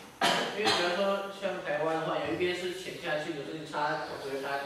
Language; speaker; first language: Chinese; native; Chinese